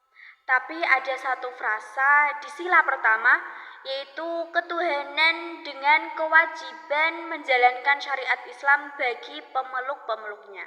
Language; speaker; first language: Indonesian; native; Indonesian